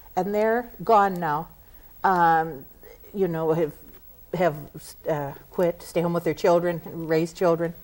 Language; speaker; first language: English; native; English